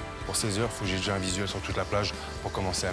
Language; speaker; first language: French; native; French